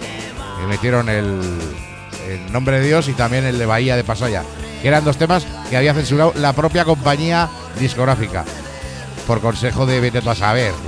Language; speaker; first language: Spanish; native; Spanish